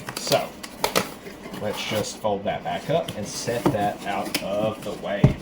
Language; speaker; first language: English; native; English